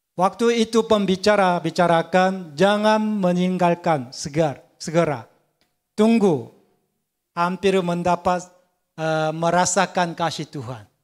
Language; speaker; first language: Indonesian; non-native, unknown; Korean